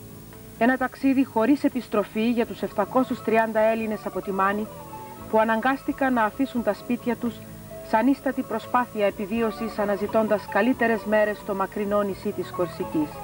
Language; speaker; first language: Greek; native; Greek